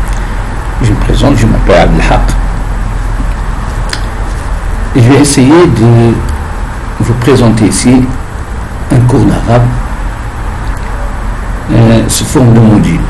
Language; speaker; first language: French; non-native, fluent; Arabic